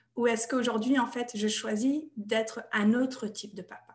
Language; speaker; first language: French; non-native, fluent; English